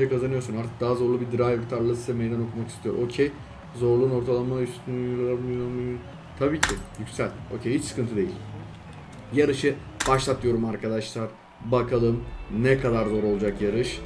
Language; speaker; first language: Turkish; native; Turkish